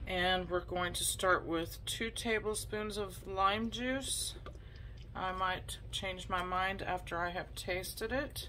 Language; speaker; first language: English; native; English